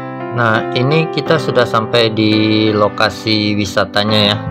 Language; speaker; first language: Indonesian; native; Indonesian